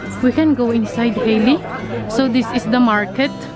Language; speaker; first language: English; non-native, local second language; Filipino